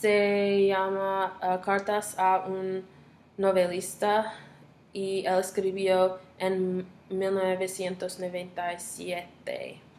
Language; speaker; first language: Spanish; non-native, learner; English